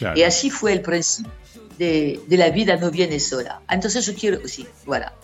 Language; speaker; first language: Spanish; non-native, learner; French